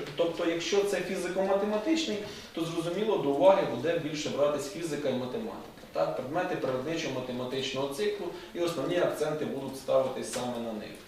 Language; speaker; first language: Ukrainian; native; Ukrainian